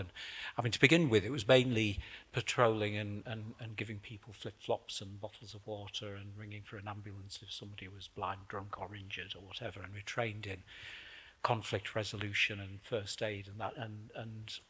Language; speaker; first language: English; native; English